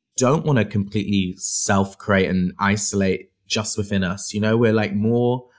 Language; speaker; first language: English; native; English